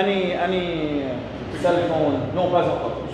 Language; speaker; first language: English; non-native, learner; Arabic